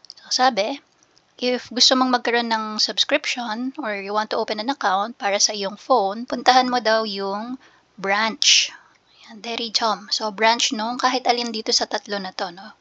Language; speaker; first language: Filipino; native; Filipino